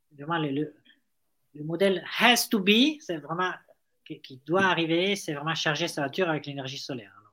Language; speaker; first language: French; non-native, fluent; Italian